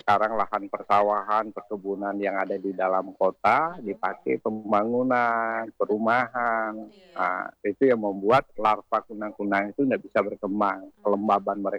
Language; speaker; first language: Indonesian; native; Indonesian